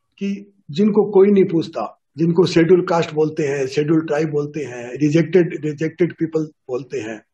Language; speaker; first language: Hindi; native; Hindi